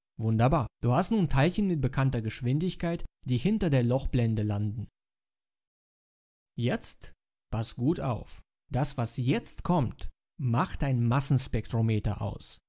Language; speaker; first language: German; native; German